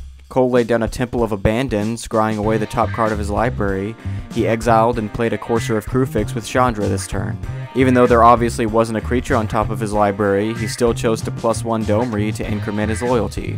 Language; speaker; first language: English; native; English